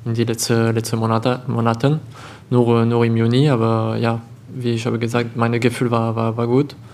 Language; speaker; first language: German; non-native, learner; French